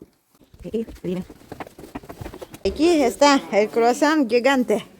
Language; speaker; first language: Spanish; non-native, fluent; Russian